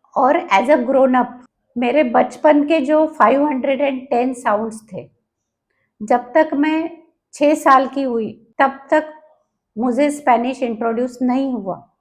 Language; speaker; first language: Hindi; non-native, local second language; Marathi